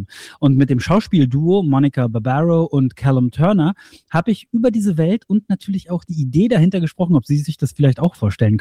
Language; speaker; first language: German; native; German